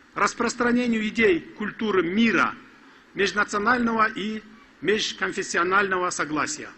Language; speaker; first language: Russian; non-native, local second language; Kyrgyz